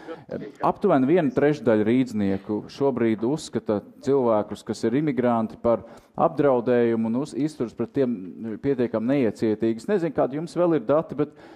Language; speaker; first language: Latvian; native; Latvian